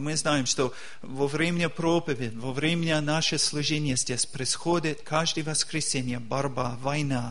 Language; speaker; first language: Russian; non-native, learner; English